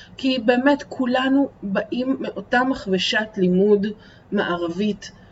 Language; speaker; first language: Hebrew; early bilingual, other home language; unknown